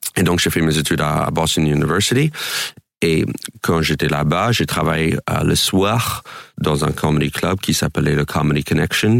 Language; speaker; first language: French; non-native, fluent; English